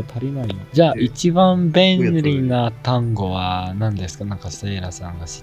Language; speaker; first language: Japanese; non-native, learner; English